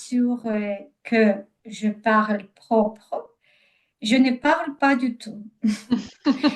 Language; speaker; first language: French; non-native, learner; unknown